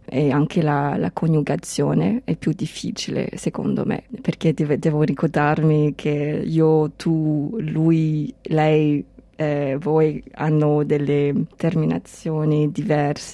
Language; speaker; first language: Italian; non-native, fluent; English